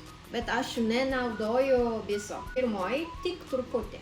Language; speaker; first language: Lithuanian; non-native, learner; Japanese